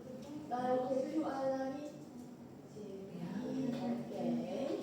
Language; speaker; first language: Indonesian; non-native, learner; Korean